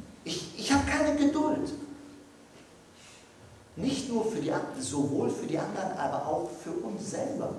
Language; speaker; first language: German; non-native, fluent; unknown